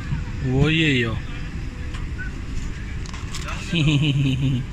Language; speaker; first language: Chinese; non-native, fluent; Punjabi